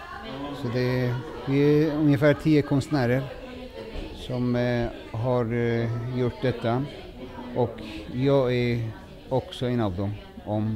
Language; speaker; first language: Swedish; non-native, fluent; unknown